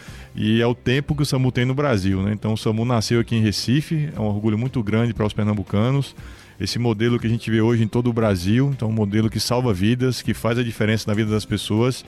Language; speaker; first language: Portuguese; native; Portuguese